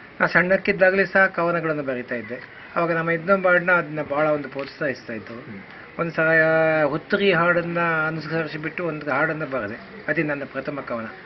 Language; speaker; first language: Kannada; native; Kannada